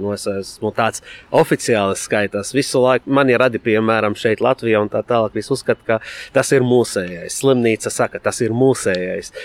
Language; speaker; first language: Latvian; non-native, fluent; Arabic